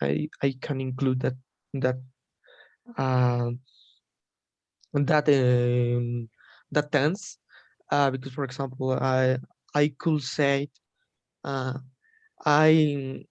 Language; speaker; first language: English; non-native, learner; Spanish